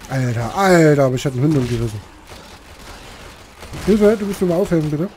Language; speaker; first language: German; native; German